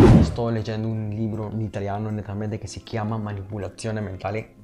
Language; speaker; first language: Italian; non-native, learner; Spanish